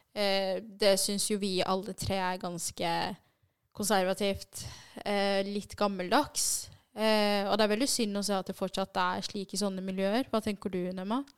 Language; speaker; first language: Norwegian; early bilingual, other home language; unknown